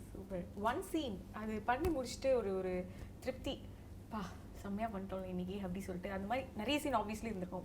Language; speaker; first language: Tamil; native; Tamil